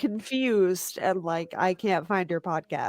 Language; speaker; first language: English; native; English